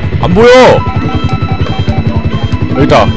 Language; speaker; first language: Korean; native; Korean